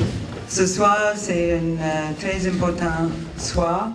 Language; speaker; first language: French; non-native, learner; English